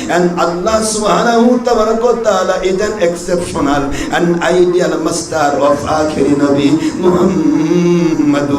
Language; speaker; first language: English; non-native, local second language; Bangla